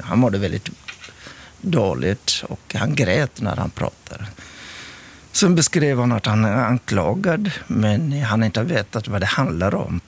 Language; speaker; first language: Swedish; non-native, local second language; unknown